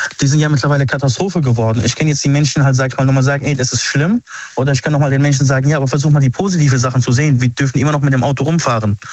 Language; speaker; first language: German; early bilingual, other home language; Arabic